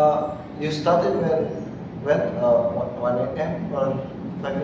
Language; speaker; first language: English; non-native, learner; Indonesian